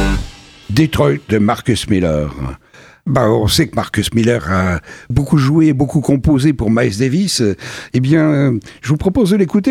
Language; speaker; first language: French; native; French